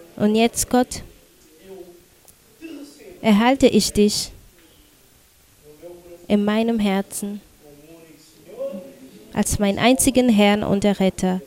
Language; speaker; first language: German; non-native, fluent; Portuguese